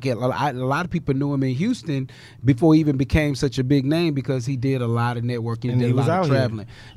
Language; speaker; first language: English; native; English